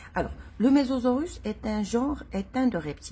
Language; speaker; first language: French; non-native, local second language; Arabic